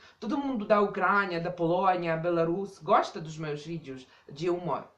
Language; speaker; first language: Portuguese; non-native, fluent; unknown